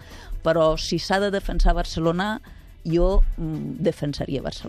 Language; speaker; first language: Catalan; non-native, fluent; Italian